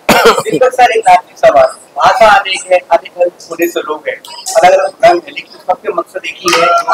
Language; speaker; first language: Hindi; native; Hindi